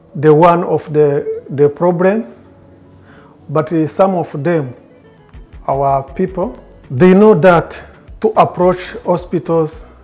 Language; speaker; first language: English; non-native, local second language; Kinyarwanda